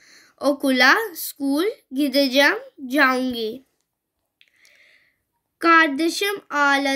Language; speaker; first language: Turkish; non-native, fluent; Urdu